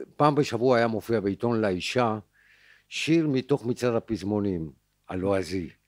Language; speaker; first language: Hebrew; non-native, fluent; Spanish